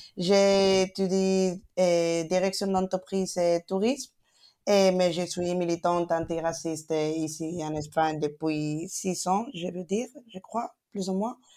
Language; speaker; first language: French; non-native, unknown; Spanish